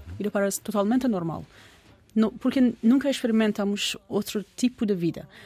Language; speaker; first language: Portuguese; non-native, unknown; Persian